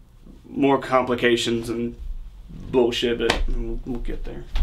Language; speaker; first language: English; native; English